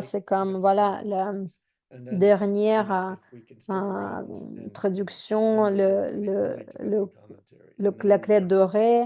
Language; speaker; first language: French; non-native, fluent; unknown